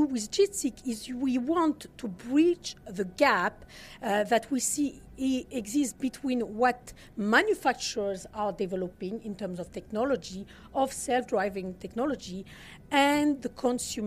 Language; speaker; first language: English; non-native, fluent; French